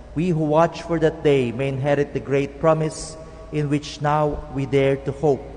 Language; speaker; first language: English; non-native, local second language; Filipino